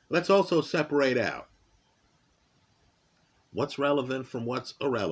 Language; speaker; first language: English; native; English